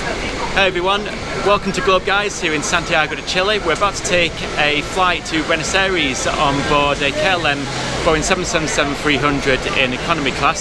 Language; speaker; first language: English; native; English